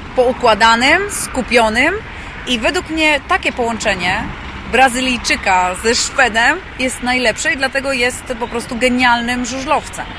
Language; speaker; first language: Polish; native; Polish